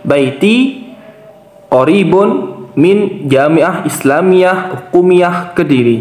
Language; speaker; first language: Arabic; non-native, learner; Indonesian